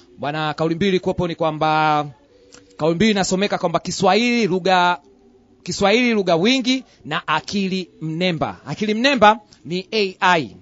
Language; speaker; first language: Swahili; non-native, local second language; Rundi